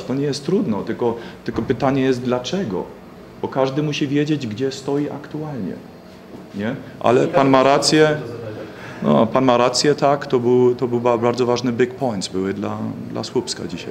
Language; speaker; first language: Polish; non-native, fluent; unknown